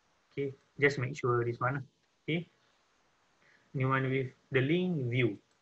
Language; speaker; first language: English; non-native, local second language; Malay